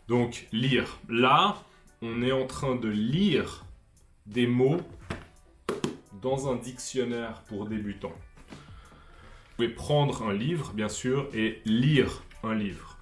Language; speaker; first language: French; native; French